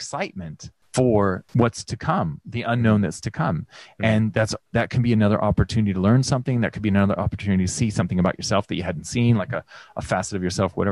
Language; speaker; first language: English; native; English